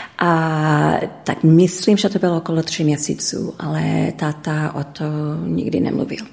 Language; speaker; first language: Czech; early bilingual, heritage; English